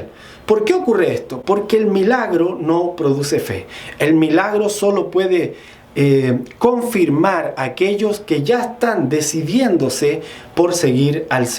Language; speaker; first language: Spanish; native; Spanish